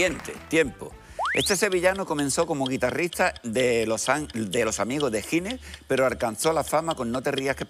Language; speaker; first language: Spanish; native; Spanish